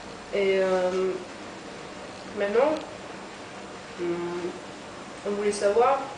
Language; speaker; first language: French; non-native, fluent; German